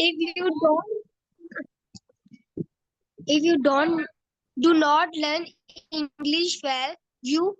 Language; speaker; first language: English; non-native, learner; Urdu